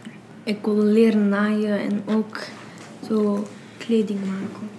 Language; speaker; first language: Dutch; early bilingual, other home language; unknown